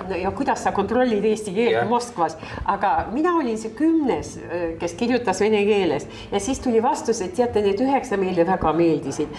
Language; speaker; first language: Estonian; non-native, local second language; Russian